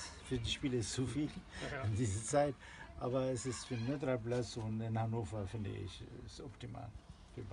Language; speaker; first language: German; non-native, learner; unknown